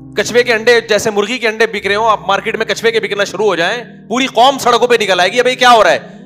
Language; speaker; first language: Urdu; native; Urdu